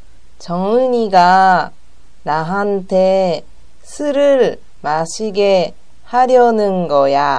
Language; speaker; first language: Korean; non-native, learner; Japanese